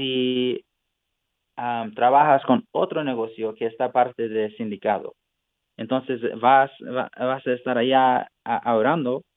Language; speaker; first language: Spanish; non-native, fluent; English